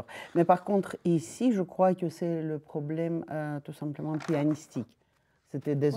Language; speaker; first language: French; non-native, fluent; Russian